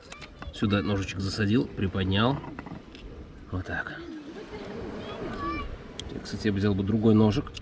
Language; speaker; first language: Russian; native; Russian